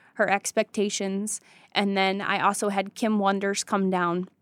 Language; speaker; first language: English; native; English